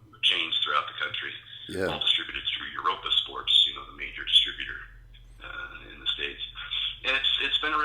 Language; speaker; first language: English; native; English